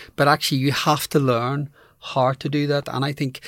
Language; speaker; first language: English; native; English